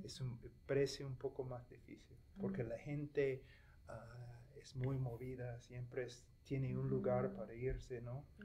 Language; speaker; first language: Spanish; non-native, fluent; English